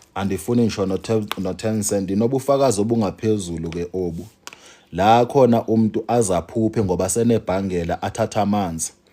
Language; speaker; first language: Zulu; non-native, local second language; Xhosa